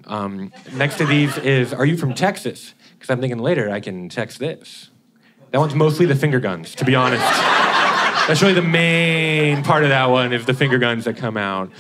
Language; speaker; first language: English; native; English